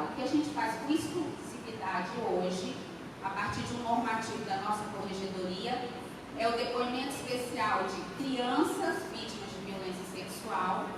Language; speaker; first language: Portuguese; native; Portuguese